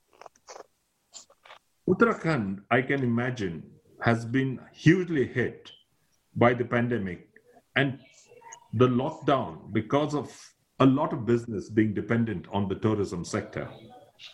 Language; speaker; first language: English; non-native, local second language; Nepali